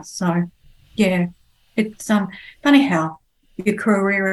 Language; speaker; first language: English; native; English